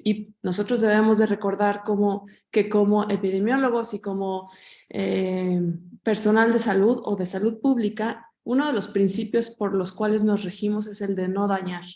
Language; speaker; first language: Spanish; native; Spanish